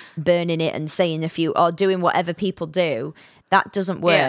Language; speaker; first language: English; native; English